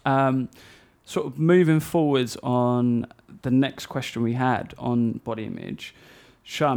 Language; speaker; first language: English; native; English